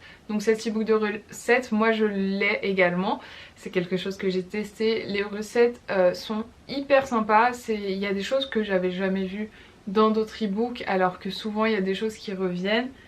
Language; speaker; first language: French; native; French